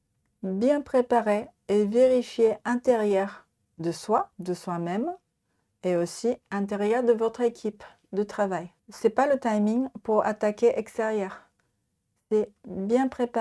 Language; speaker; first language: French; non-native, learner; Japanese